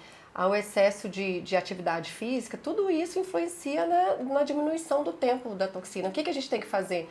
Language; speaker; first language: Portuguese; native; Portuguese